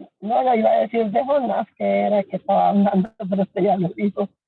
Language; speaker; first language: Spanish; native; Spanish